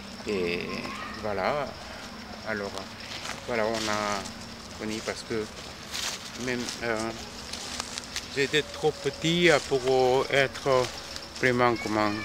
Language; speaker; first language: French; non-native, fluent; Korean